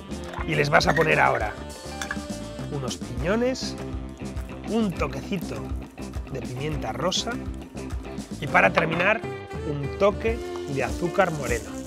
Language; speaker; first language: Spanish; native; Spanish